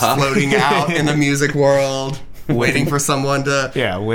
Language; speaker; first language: English; native; English